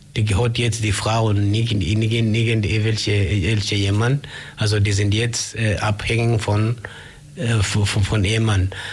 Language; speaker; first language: German; non-native, learner; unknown